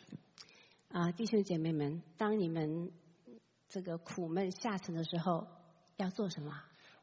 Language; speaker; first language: Chinese; native; Chinese